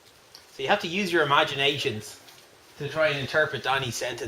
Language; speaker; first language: English; native; English